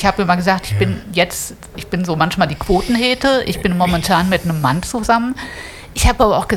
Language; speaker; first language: German; native; German